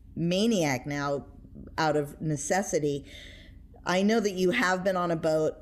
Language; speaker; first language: English; native; English